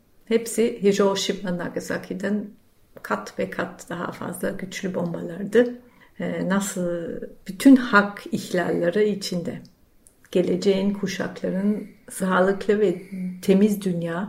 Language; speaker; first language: Turkish; non-native, fluent; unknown